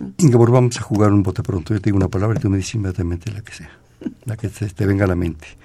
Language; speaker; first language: Spanish; native; Spanish